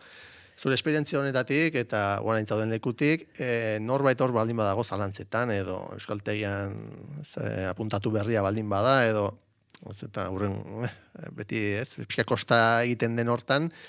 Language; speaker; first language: Basque; native; Basque